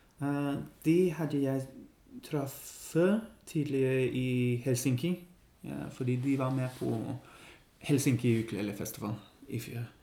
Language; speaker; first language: Norwegian; non-native, learner; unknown